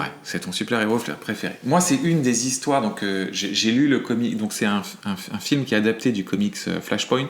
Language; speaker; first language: French; native; French